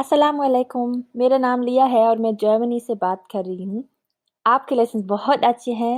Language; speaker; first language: Hindi; non-native, learner; German